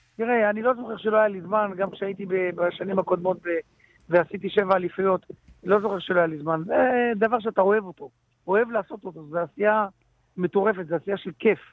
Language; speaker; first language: Hebrew; non-native, local second language; Arabic